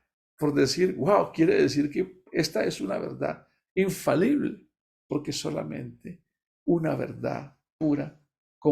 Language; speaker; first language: Spanish; native; Spanish